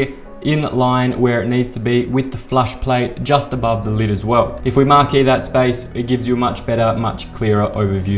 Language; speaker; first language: English; native; English